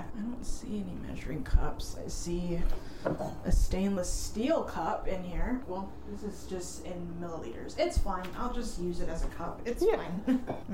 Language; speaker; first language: English; native; English